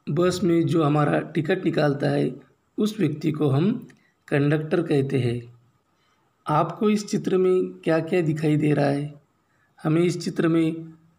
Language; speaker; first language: Hindi; non-native, local second language; Marathi